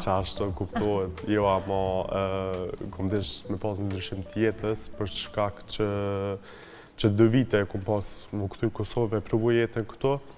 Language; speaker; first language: Albanian; early bilingual, heritage; Albanian